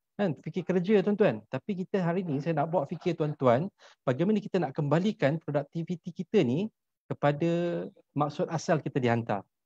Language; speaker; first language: Malay; native; Malay